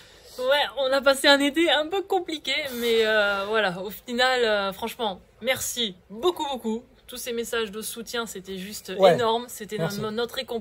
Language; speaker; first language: French; native; French